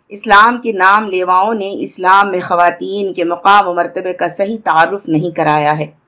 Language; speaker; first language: Urdu; native; Urdu